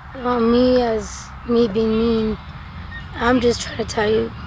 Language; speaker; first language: English; non-native, fluent; Spanish